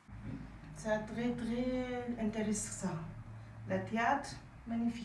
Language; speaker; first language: French; non-native, learner; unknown